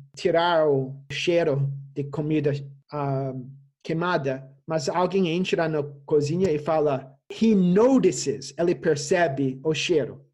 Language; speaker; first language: Portuguese; non-native, fluent; English